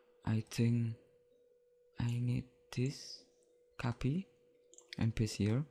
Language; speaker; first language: English; non-native, learner; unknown